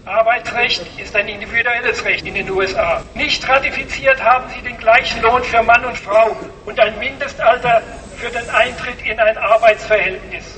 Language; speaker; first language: German; native; German